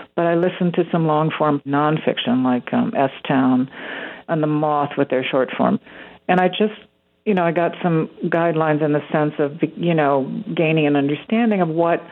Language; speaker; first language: English; native; English